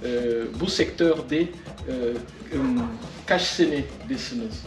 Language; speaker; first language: Turkish; non-native, learner; French